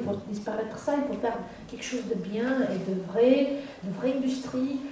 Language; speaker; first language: French; non-native, fluent; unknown